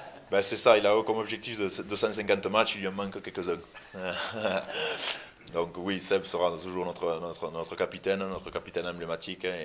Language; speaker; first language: French; native; French